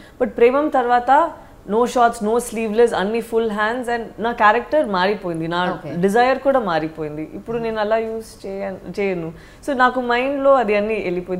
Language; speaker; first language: Telugu; non-native, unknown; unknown